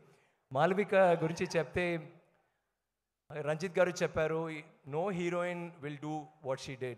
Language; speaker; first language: Telugu; non-native, learner; Tamil